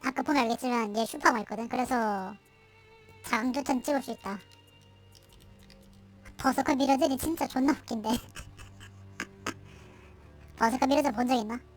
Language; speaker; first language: Korean; native; Korean